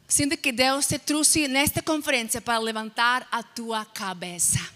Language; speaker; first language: Portuguese; non-native, fluent; English